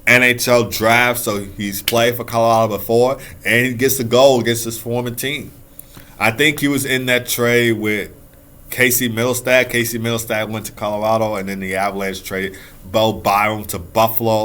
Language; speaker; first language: English; native; English